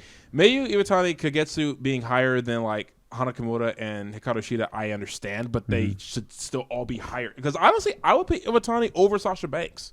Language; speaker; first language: English; native; English